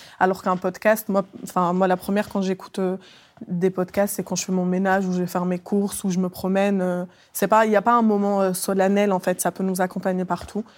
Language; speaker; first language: French; early bilingual, other home language; Arabic